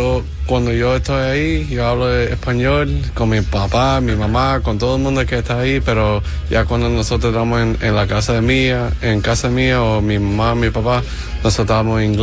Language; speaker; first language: Spanish; early bilingual, heritage; English